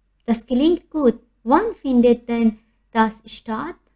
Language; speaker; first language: German; non-native, fluent; Persian